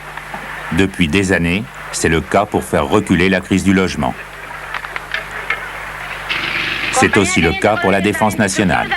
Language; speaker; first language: French; native; French